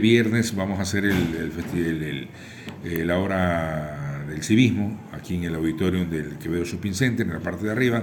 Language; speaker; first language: Spanish; native; Spanish